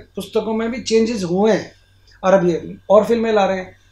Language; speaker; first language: Hindi; native; Hindi